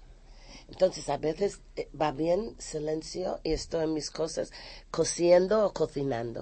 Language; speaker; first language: Spanish; non-native, fluent; English